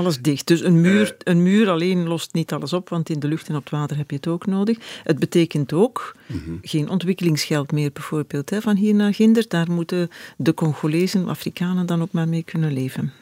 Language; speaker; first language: Dutch; native; Dutch